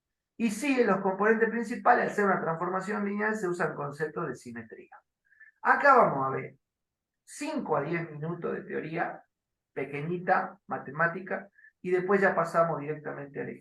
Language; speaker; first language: Spanish; native; Spanish